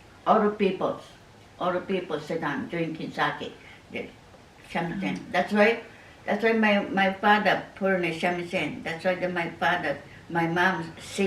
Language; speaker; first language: English; non-native, learner; Japanese